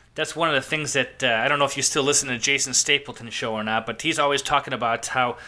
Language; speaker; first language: English; native; English